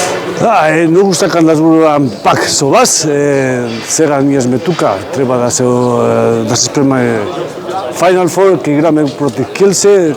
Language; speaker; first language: Macedonian; non-native, learner; Spanish